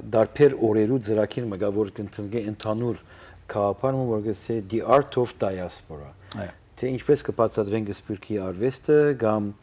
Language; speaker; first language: Armenian; early bilingual, heritage; Armenian